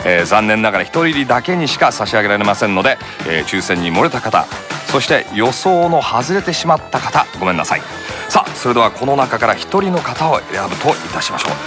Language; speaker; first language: Japanese; early bilingual, heritage; Japanese